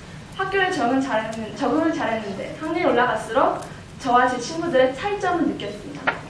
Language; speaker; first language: Korean; early bilingual, heritage; Korean